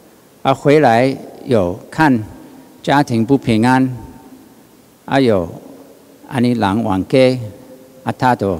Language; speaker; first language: Chinese; non-native, learner; English